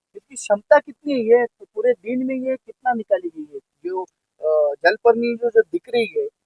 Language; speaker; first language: Hindi; non-native, local second language; Marathi